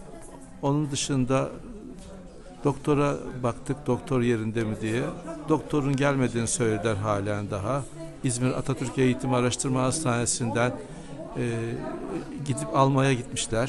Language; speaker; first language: Turkish; native; Turkish